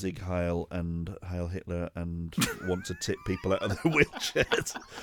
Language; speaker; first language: English; native; English